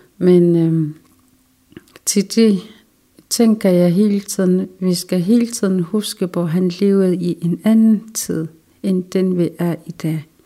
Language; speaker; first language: Danish; non-native, local second language; Kalaallisut